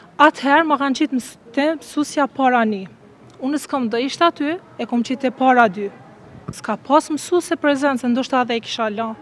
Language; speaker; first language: Albanian; non-native, local second language; Turkish